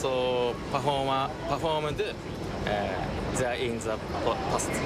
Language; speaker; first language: English; non-native, learner; Japanese